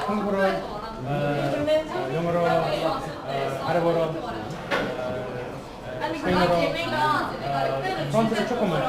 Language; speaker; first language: Korean; non-native, learner; English